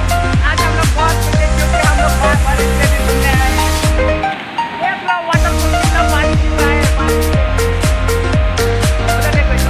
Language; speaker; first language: Hindi; non-native, local second language; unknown